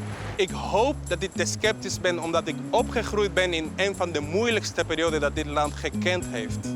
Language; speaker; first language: Dutch; non-native, fluent; Spanish